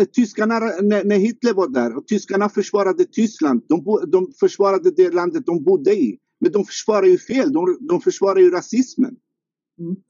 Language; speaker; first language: Swedish; non-native, fluent; Albanian